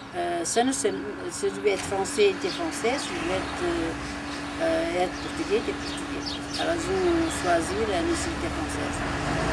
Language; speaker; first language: French; non-native, learner; Portuguese